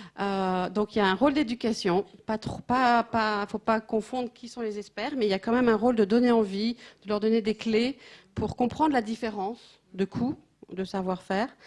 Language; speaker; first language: French; native; French